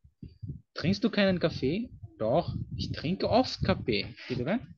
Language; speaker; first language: German; non-native, fluent; Indonesian